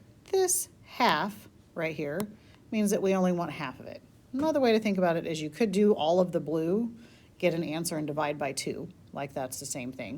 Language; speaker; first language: English; native; English